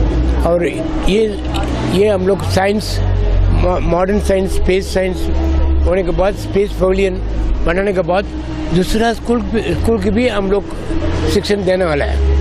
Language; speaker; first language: Hindi; non-native, local second language; Tamil